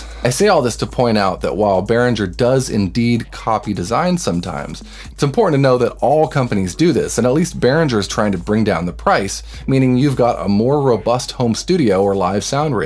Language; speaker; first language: English; native; English